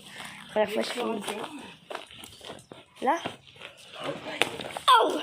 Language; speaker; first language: French; native; French